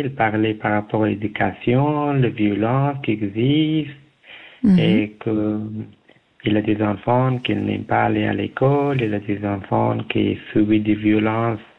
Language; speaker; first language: French; non-native, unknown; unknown